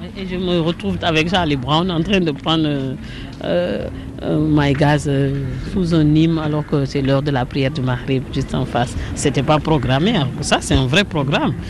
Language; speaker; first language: French; non-native, local second language; Wolof